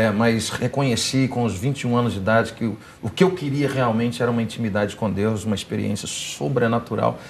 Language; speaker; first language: Portuguese; non-native, fluent; English